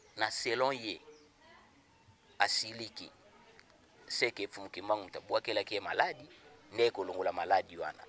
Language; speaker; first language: Lingala; non-native, local second language; Kongo